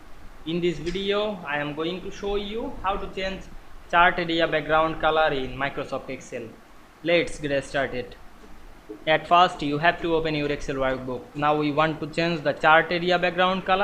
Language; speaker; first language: English; non-native, learner; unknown